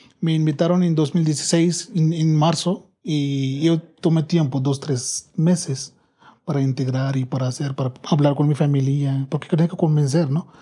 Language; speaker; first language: Spanish; non-native, learner; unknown